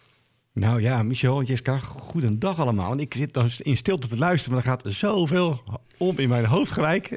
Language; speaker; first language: Dutch; native; Dutch